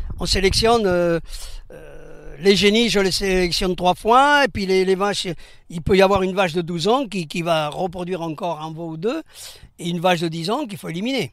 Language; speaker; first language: French; early bilingual, other home language; Spanish